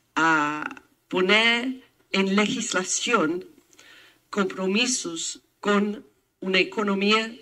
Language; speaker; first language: Spanish; non-native, fluent; English